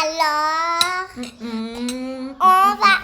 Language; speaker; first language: French; early bilingual, other home language; English